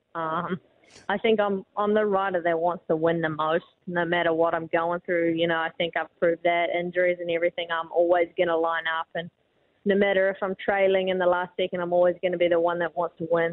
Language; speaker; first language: English; native; English